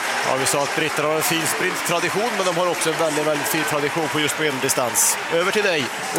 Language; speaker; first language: Swedish; native; Swedish